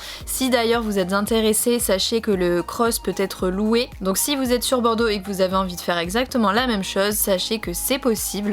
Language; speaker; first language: French; native; French